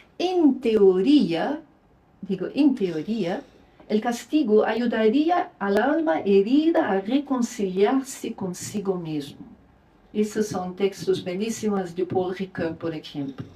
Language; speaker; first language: Spanish; non-native, fluent; Luxembourgish